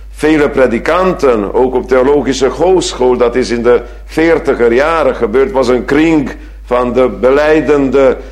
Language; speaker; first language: Dutch; non-native, fluent; Hungarian